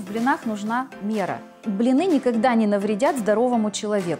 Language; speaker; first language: Russian; native; Russian